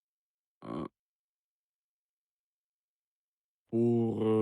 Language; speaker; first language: French; non-native, learner; Russian